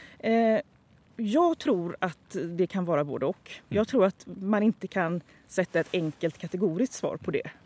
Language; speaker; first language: Swedish; native; Swedish